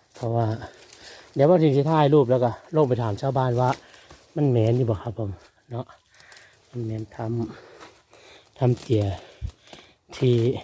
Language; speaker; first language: Thai; non-native, local second language; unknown